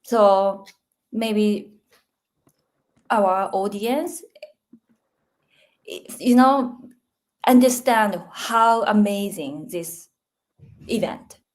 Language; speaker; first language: English; non-native, learner; Japanese